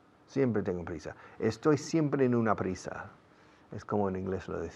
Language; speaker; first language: Spanish; non-native, fluent; English